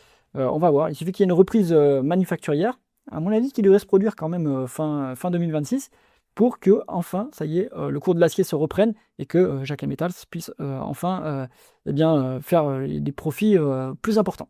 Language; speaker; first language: French; native; French